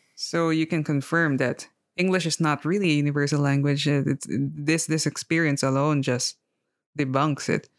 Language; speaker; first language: English; non-native, local second language; Filipino